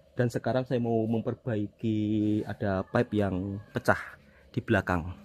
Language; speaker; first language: Indonesian; native; Indonesian